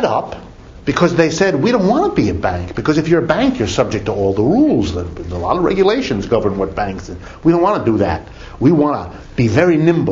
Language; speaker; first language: English; native; English